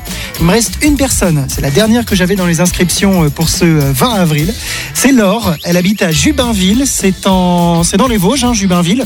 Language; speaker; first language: French; native; French